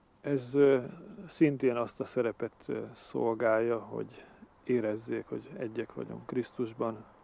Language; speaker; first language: Hungarian; native; Hungarian